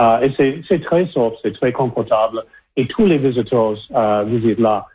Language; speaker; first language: French; non-native, learner; English